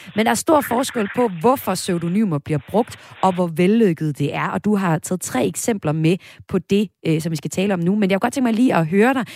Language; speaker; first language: Danish; native; Danish